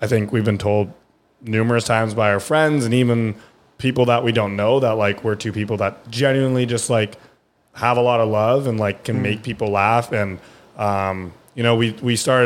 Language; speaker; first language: English; early bilingual, other home language; German